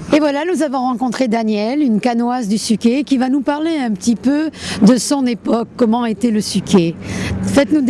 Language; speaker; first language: French; native; French